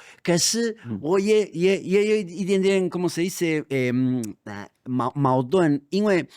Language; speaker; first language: Chinese; non-native, fluent; Spanish